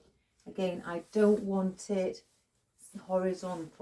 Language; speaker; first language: English; native; English